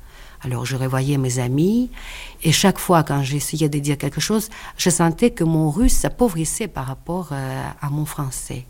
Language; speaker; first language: French; non-native, fluent; Russian